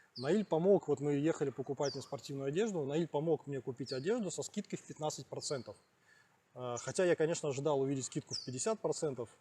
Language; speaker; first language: Russian; native; Russian